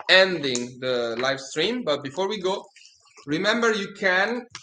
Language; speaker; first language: English; non-native, fluent; Italian